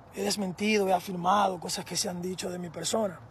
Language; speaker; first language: Spanish; early bilingual, heritage; Spanish